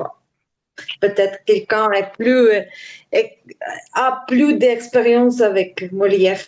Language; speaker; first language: French; non-native, learner; Ukrainian